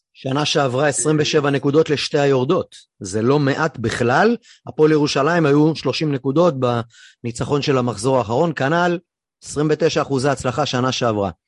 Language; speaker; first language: Hebrew; native; Hebrew